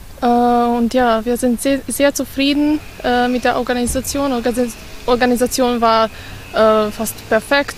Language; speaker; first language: German; non-native, fluent; Serbian